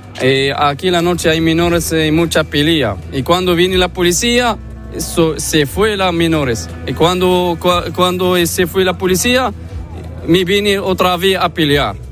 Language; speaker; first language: Spanish; non-native, learner; Arabic